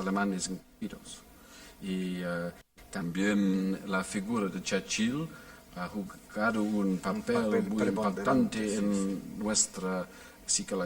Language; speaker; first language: Spanish; non-native, fluent; English